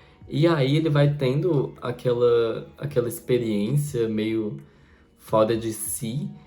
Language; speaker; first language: Portuguese; native; Portuguese